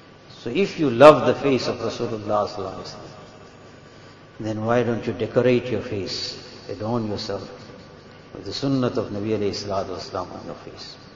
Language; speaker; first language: English; native; English